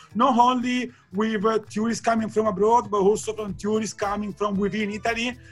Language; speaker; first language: English; non-native, fluent; Italian